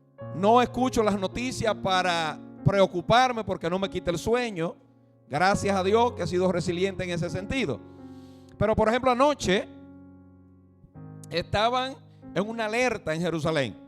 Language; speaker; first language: Spanish; native; Spanish